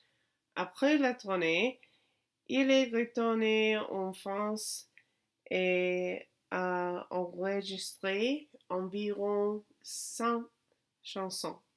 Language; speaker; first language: French; non-native, learner; English